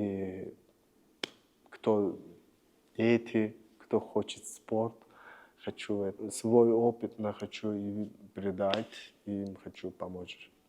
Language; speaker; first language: Russian; non-native, learner; Turkish